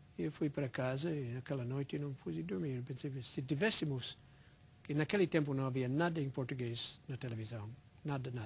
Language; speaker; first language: Portuguese; non-native, fluent; English